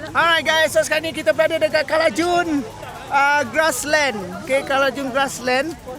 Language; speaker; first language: Malay; native; Malay